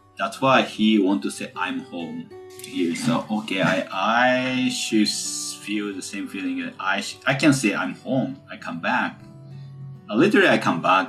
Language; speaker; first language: English; non-native, fluent; Japanese